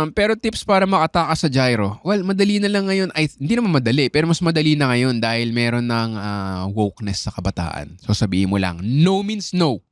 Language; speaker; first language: Filipino; native; Filipino